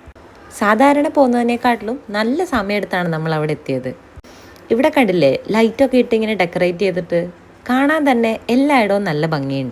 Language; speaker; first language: Malayalam; native; Malayalam